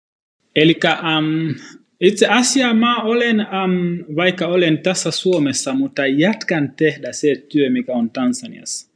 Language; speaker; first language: Finnish; non-native, fluent; Swahili